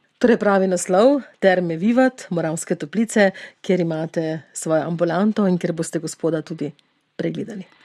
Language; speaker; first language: Slovenian; native; Slovenian